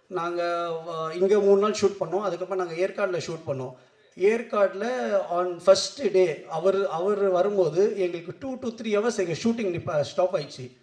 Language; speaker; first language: Tamil; non-native, local second language; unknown